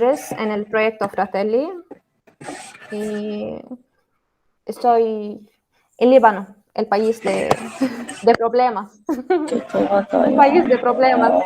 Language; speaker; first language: Spanish; non-native, learner; Arabic